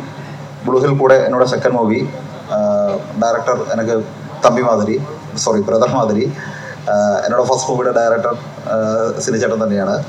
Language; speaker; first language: Tamil; non-native, learner; Malayalam